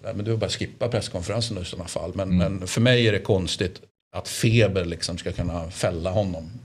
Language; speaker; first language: Swedish; native; Swedish